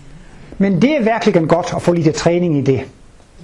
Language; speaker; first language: Swedish; non-native, fluent; Danish